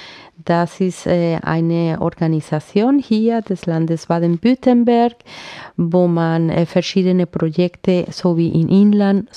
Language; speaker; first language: German; non-native, fluent; Spanish